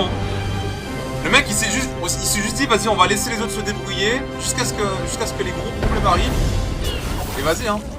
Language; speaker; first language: French; native; French